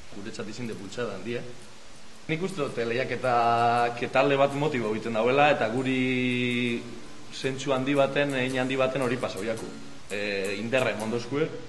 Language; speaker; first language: Basque; native; Basque